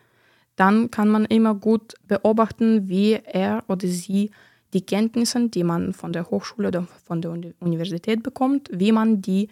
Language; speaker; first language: German; non-native, fluent; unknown